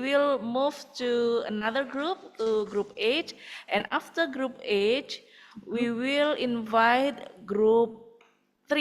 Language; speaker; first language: English; non-native, fluent; Indonesian